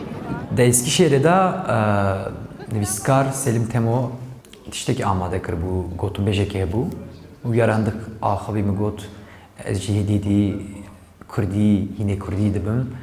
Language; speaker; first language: Kurdish; non-native, local second language; Turkish